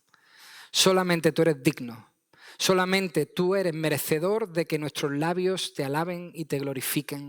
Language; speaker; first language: Spanish; native; Spanish